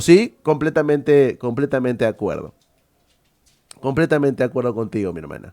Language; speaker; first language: Spanish; native; Spanish